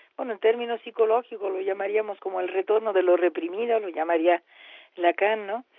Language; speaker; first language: Spanish; non-native, local second language; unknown